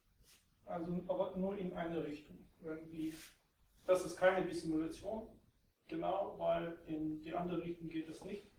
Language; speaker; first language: German; non-native, fluent; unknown